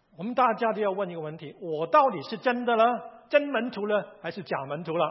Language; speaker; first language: Chinese; non-native, local second language; Cantonese